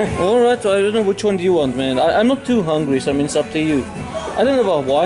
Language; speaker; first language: English; native; English